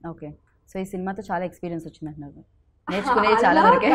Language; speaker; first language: Telugu; native; Telugu